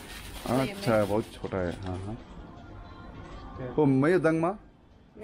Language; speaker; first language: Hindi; non-native, local second language; Kannada